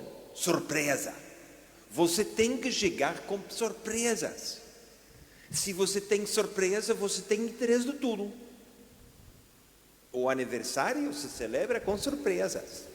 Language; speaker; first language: Portuguese; non-native, fluent; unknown